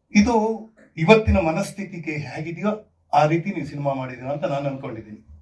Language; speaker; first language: Kannada; native; Kannada